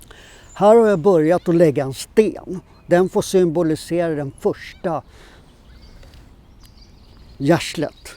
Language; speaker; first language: Swedish; native; Swedish